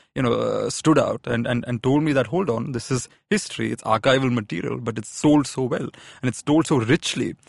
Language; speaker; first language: English; non-native, local second language; Malayalam